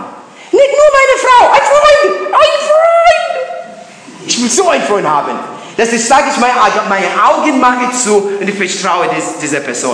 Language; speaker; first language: German; non-native, learner; English